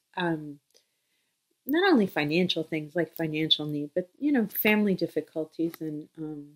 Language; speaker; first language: English; native; English